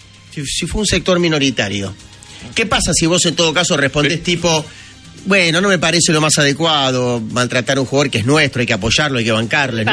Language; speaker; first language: Spanish; native; Spanish